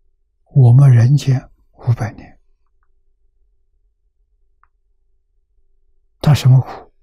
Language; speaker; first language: Chinese; native; Chinese